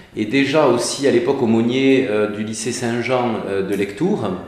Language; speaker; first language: French; native; French